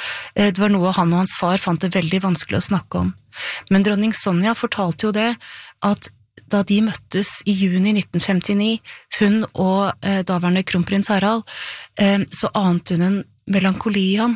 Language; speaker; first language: Norwegian; native; Norwegian